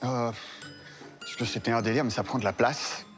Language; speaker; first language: French; native; French